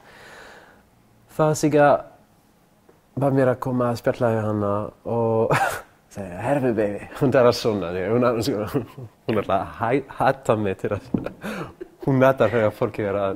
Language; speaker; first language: Icelandic; non-native, learner; French